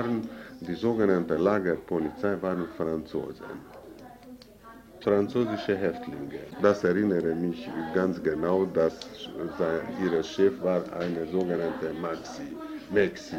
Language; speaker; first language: German; non-native, fluent; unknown